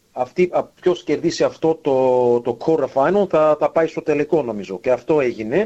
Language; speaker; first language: Greek; early bilingual, heritage; English